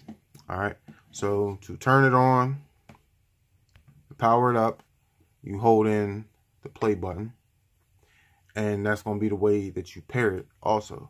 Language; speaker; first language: English; native; English